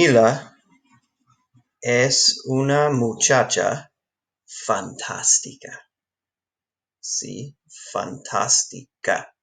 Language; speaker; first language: Spanish; non-native, fluent; English